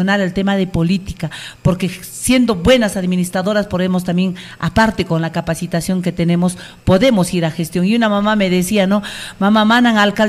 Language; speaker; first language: Spanish; native; Spanish